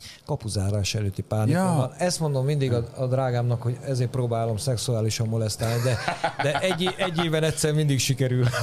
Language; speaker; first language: Hungarian; native; Hungarian